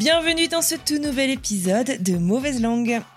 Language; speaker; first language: French; native; French